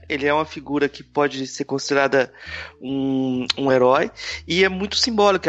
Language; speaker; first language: Portuguese; native; Portuguese